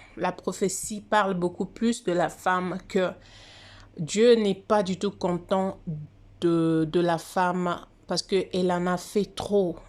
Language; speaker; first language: French; non-native, local second language; Lingala